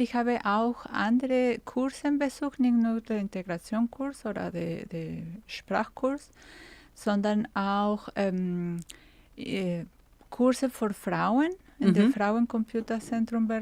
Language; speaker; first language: German; non-native, fluent; Spanish